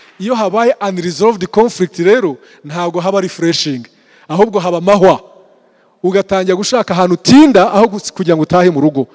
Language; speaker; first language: Kinyarwanda; early bilingual, heritage; Kinyarwanda